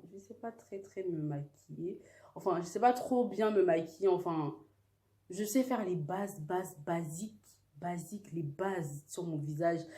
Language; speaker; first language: French; early bilingual, other home language; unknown